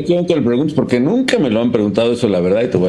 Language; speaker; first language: Spanish; native; Spanish